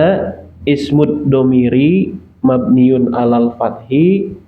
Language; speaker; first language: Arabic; non-native, learner; Indonesian